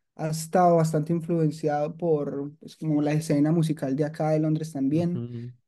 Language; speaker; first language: Spanish; native; Spanish